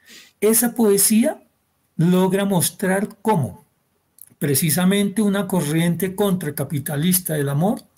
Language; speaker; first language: Spanish; native; Spanish